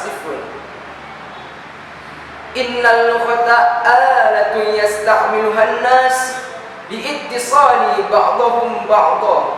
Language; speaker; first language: Arabic; non-native, learner; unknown